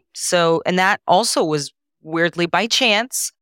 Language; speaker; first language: English; non-native, fluent; Serbian